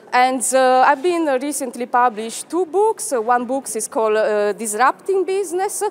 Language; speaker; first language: English; non-native, fluent; Italian